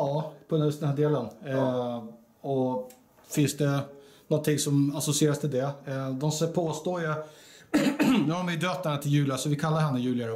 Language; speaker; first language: Swedish; native; Swedish